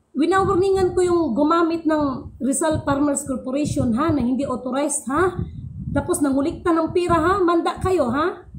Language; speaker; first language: Filipino; non-native, local second language; Cebuano